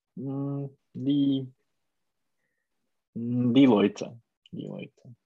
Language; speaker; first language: German; non-native, learner; Czech